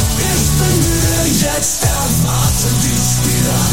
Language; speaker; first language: German; non-native, learner; Italian